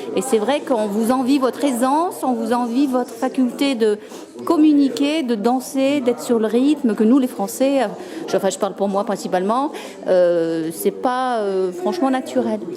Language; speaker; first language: French; native; French